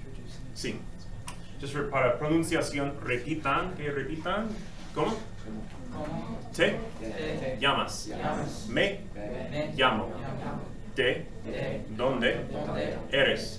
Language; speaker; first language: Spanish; non-native, fluent; English